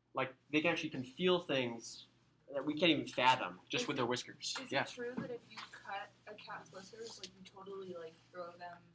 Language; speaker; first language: English; native; English